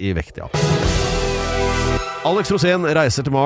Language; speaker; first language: Norwegian; native; Norwegian